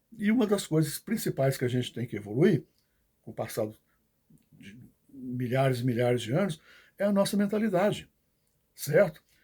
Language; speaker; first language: Portuguese; native; Portuguese